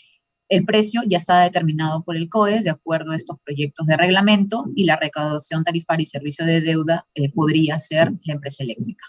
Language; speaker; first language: Spanish; native; Spanish